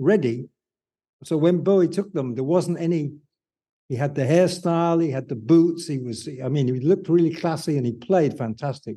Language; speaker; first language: English; native; English